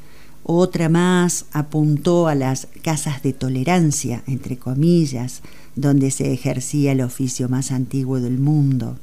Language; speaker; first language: Spanish; native; Spanish